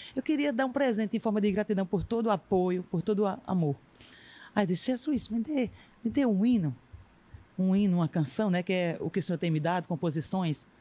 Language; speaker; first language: Portuguese; native; Portuguese